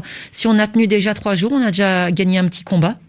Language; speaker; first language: French; native; French